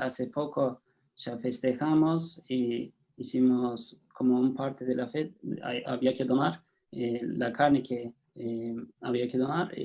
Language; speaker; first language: Spanish; non-native, fluent; Turkish